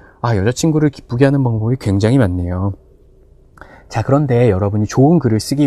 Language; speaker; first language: Korean; native; Korean